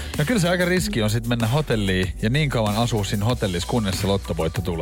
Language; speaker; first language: Finnish; native; Finnish